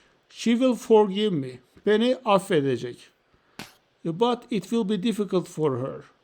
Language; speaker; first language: English; non-native, fluent; Turkish